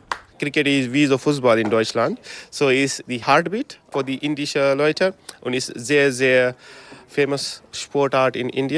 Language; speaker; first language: German; non-native, learner; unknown